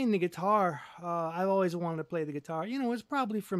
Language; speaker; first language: English; native; English